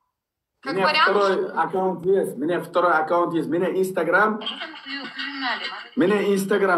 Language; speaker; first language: Russian; non-native, learner; Uzbek